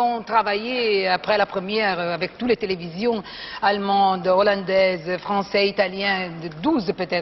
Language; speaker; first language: French; non-native, fluent; Italian